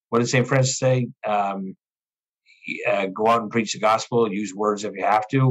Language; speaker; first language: English; native; English